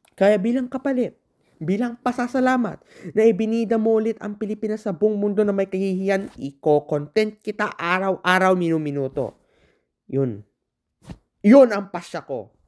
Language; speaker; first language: Filipino; non-native, local second language; Iloko